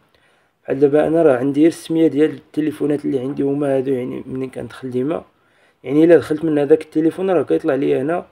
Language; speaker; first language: Arabic; native; Arabic